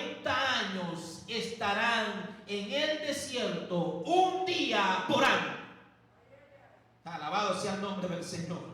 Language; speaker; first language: Spanish; native; Spanish